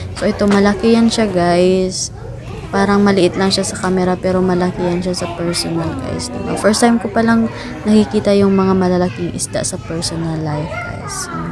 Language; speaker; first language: Filipino; non-native, local second language; Cebuano